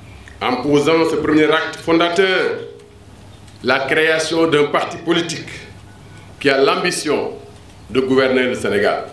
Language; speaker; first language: French; non-native, local second language; Wolof